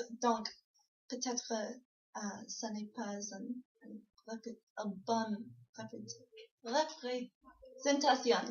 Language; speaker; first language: French; non-native, learner; English